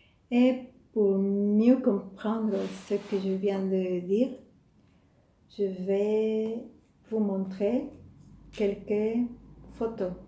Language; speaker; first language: French; non-native, fluent; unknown